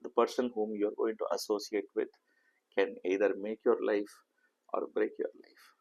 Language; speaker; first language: English; non-native, local second language; Tamil